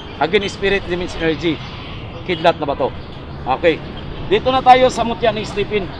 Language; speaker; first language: Filipino; native; Filipino